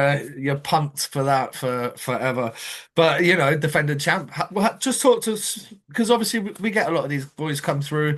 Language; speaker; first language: English; native; English